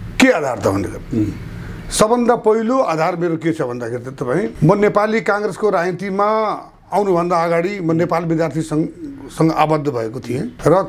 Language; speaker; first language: Nepali; non-native, local second language; Bhojpuri